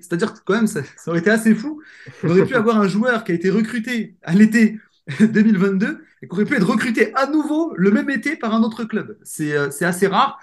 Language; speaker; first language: French; native; French